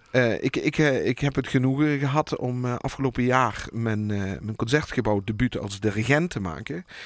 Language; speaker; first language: Dutch; native; Dutch